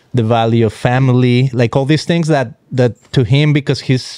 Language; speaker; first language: English; non-native, fluent; Spanish